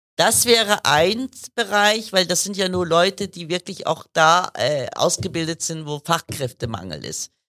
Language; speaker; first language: German; early bilingual, other home language; Kurdish